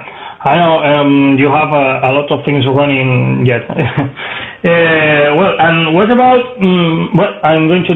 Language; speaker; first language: English; non-native, learner; Spanish